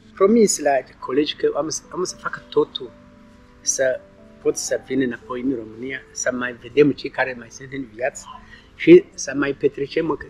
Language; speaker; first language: Romanian; non-native, fluent; Rundi